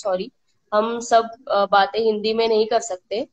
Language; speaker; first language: Hindi; non-native, local second language; Marathi